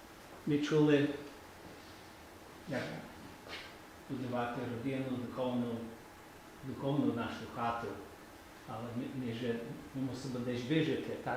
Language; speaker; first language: Ukrainian; early bilingual, heritage; Ukrainian